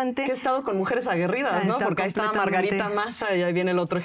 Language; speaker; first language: Spanish; native; Spanish